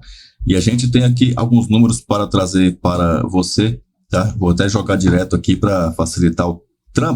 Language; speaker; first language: Portuguese; native; Portuguese